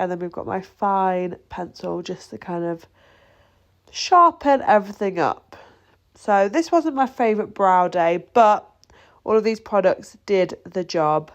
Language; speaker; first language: English; native; English